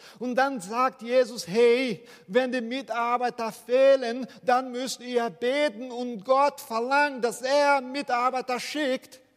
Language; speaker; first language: German; non-native, fluent; Portuguese